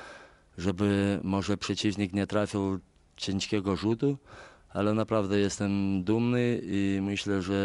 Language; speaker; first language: Polish; non-native, fluent; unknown